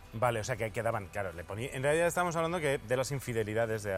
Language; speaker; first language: Spanish; native; Spanish